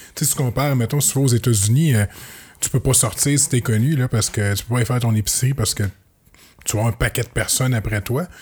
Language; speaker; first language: French; native; French